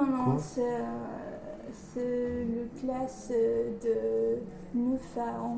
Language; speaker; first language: French; non-native, learner; English